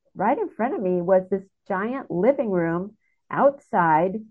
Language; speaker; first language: English; native; English